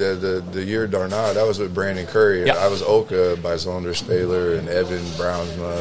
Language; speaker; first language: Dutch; non-native, learner; English